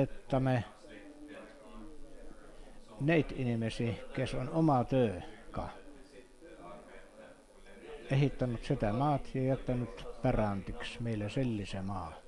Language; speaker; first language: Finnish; non-native, learner; Estonian